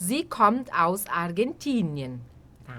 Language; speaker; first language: German; non-native, fluent; Portuguese